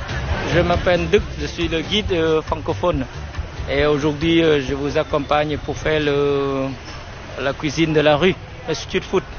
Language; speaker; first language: French; non-native, fluent; Vietnamese